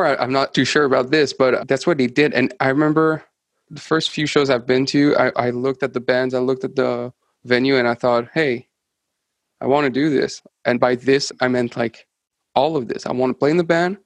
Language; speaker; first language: English; non-native, fluent; French